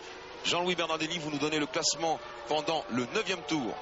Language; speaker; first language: French; native; French